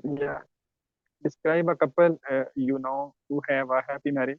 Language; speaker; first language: English; non-native, learner; Urdu